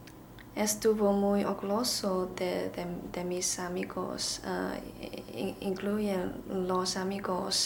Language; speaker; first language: Spanish; non-native, learner; Chinese